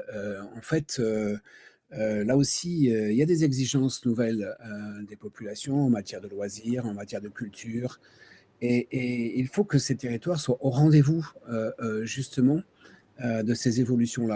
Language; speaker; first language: French; native; French